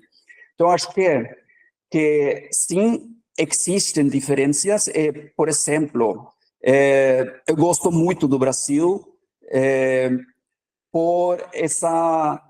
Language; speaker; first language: Portuguese; non-native, fluent; Norwegian